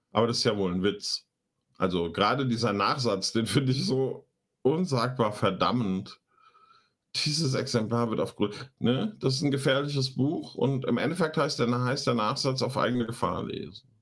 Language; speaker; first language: German; native; German